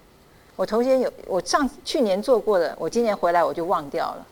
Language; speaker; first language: Chinese; native; Chinese